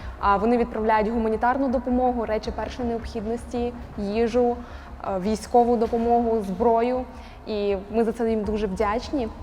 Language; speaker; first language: Ukrainian; native; Ukrainian